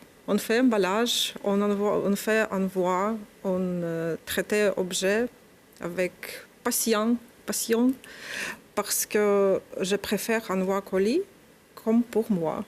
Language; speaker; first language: French; non-native, learner; Ukrainian